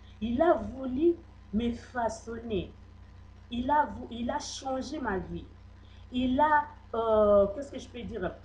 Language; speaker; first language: French; non-native, local second language; Lingala